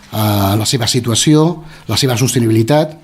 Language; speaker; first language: Catalan; native; Catalan